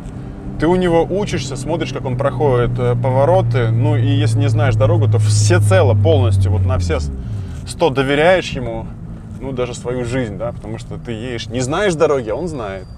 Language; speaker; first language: Russian; native; Russian